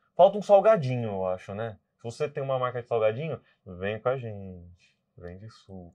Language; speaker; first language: Portuguese; native; Portuguese